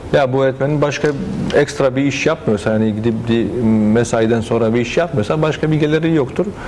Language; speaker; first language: Turkish; non-native, fluent; Arabic